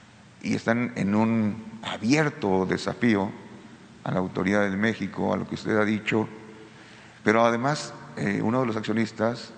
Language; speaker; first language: Spanish; native; Spanish